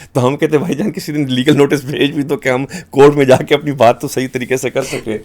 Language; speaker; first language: Urdu; non-native, local second language; Pashto